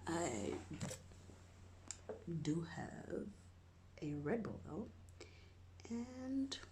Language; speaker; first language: English; non-native, local second language; Zulu